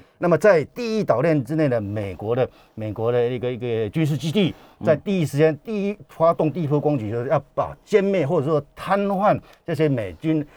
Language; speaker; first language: Chinese; native; Chinese